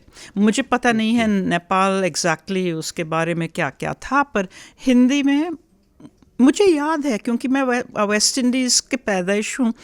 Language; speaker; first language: Hindi; early bilingual, heritage; Hindi